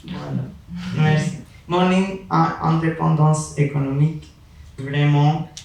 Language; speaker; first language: French; non-native, fluent; Spanish